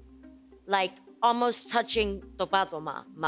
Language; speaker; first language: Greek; early bilingual, heritage; Greek